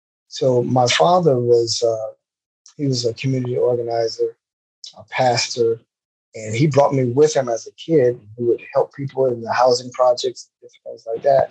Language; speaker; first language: English; native; English